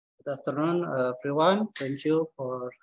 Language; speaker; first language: English; non-native, learner; Indonesian